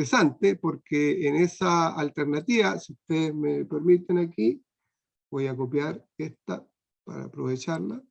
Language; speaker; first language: Spanish; non-native, fluent; Portuguese